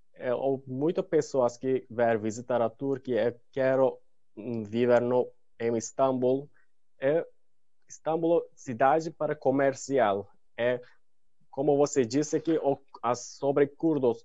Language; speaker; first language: Portuguese; non-native, learner; Turkish